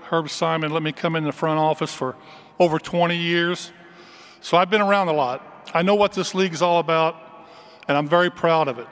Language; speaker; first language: English; native; English